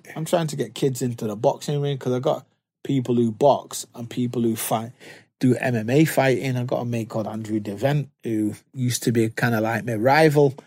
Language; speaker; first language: English; native; English